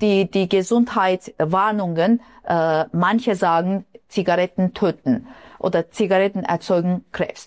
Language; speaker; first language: German; non-native, fluent; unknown